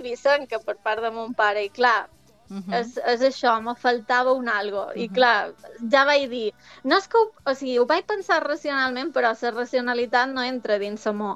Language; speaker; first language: Catalan; native; Catalan